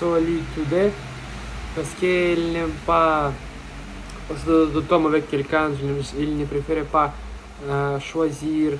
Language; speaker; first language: French; non-native, learner; Russian